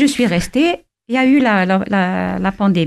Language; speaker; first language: French; non-native, local second language; Kabyle